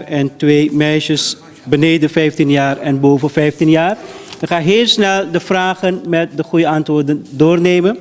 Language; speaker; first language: Dutch; early bilingual, other home language; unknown